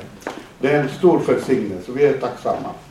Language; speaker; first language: Swedish; non-native, fluent; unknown